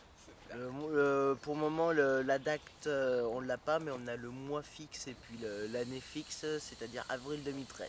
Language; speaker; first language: French; native; French